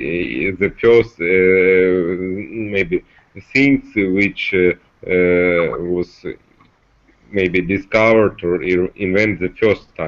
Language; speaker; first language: English; non-native, learner; Russian